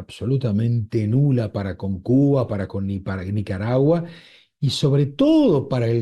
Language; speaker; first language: Spanish; native; Spanish